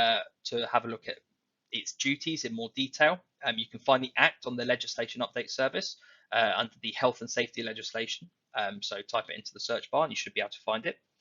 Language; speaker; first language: English; native; English